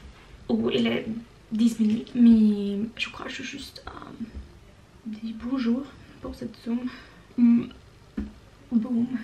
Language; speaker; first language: French; non-native, learner; Norwegian